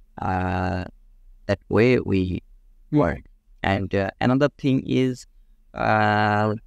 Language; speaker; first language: English; non-native, local second language; Bangla